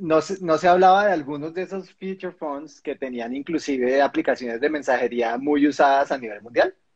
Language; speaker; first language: Spanish; native; Spanish